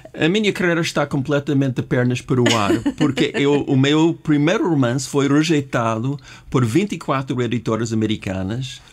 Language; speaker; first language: Portuguese; non-native, fluent; English